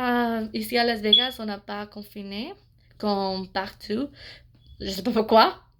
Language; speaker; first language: French; non-native, fluent; English